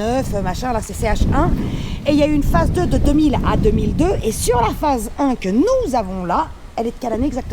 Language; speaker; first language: French; native; French